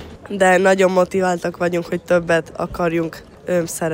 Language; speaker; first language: Hungarian; early bilingual, other home language; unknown